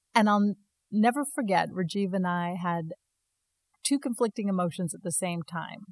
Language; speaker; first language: English; native; English